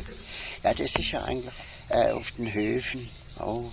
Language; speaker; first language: German; native; German